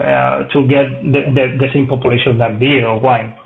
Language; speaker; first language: English; non-native, learner; Spanish